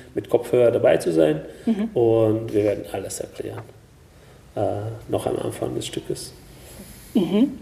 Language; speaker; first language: German; non-native, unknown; Hungarian